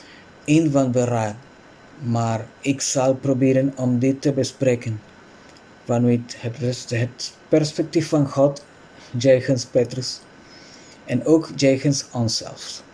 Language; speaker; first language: Dutch; non-native, fluent; Spanish